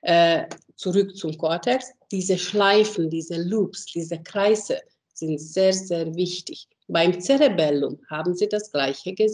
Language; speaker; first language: German; non-native, fluent; Hungarian